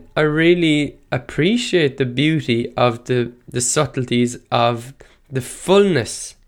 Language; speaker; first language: English; non-native, local second language; Irish